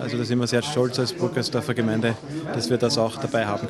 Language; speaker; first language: German; native; German